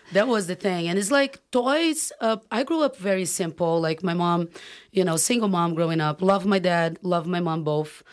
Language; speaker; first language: English; non-native, fluent; Portuguese